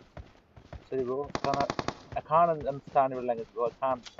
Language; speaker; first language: English; non-native, learner; Nepali